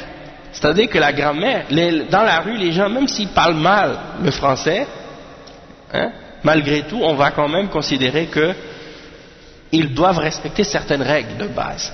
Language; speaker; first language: French; native; French